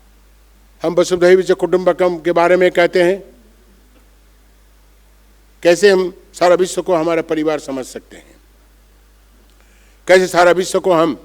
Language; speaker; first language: Hindi; non-native, local second language; Bangla